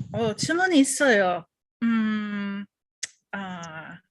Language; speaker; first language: Korean; non-native, learner; English